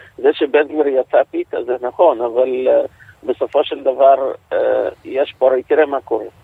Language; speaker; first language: Hebrew; non-native, fluent; Russian